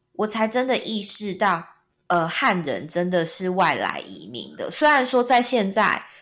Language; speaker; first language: Chinese; non-native, local second language; Min Nan Chinese